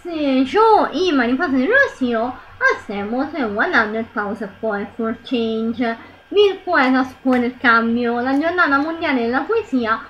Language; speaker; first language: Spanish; non-native, learner; Italian